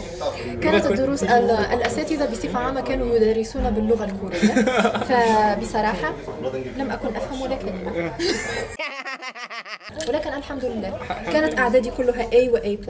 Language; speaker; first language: Arabic; native; Arabic